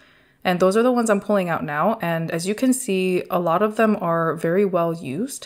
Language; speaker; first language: English; native; English